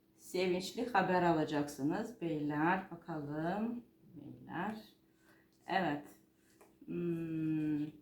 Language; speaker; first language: Turkish; non-native, fluent; Georgian